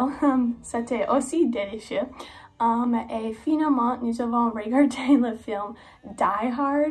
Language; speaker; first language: French; non-native, learner; English